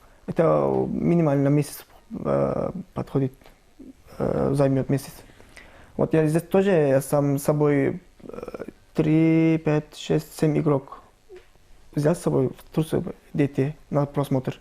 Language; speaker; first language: Russian; non-native, learner; Turkish